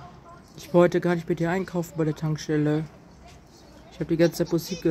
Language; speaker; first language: German; native; German